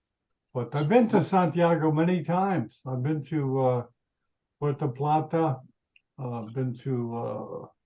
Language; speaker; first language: English; non-native, fluent; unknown